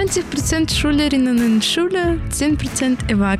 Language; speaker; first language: German; early bilingual, other home language; Ukrainian